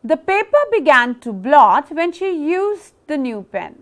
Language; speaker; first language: English; non-native, local second language; Punjabi